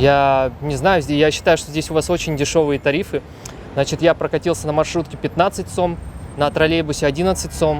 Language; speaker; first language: Russian; native; Russian